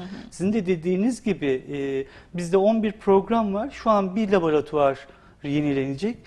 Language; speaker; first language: Turkish; native; Turkish